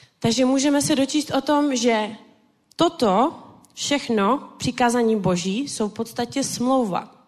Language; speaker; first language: Czech; native; Czech